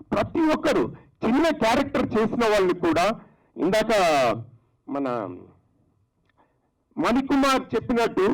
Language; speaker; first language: Telugu; native; Telugu